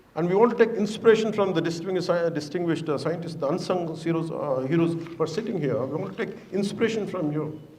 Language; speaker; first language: English; non-native, local second language; Telugu